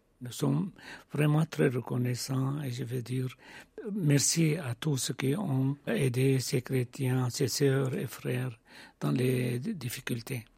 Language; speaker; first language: French; non-native, fluent; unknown